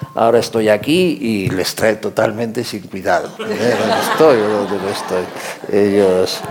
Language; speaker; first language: Spanish; native; Spanish